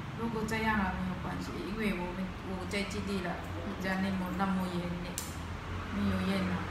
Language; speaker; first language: Chinese; non-native, learner; Filipino